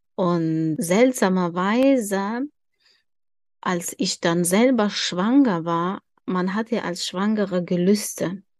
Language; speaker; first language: German; non-native, fluent; Tajik